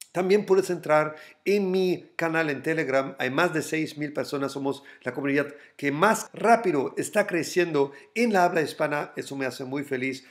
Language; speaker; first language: Spanish; non-native, fluent; German